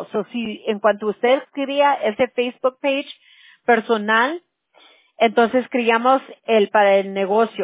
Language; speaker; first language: Spanish; early bilingual, heritage; Spanish